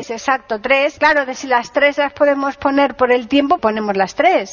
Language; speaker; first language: Spanish; native; Spanish